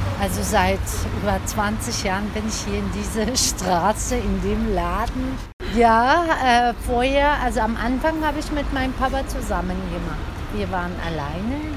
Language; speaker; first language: German; early bilingual, other home language; Turkish